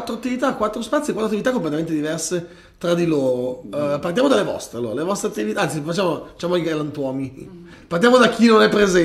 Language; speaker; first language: Italian; native; Italian